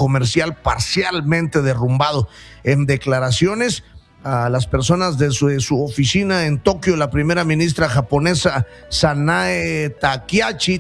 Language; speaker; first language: Spanish; native; Spanish